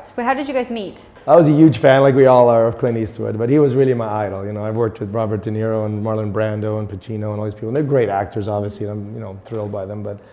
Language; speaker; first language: English; native; English